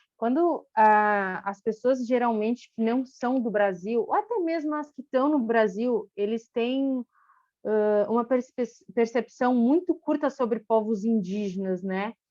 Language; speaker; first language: Portuguese; non-native, local second language; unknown